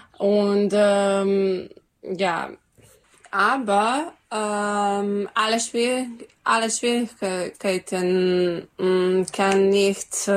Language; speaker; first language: German; non-native, learner; Serbian